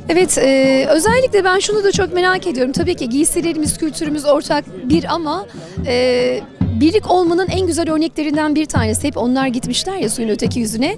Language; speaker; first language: Turkish; native; Turkish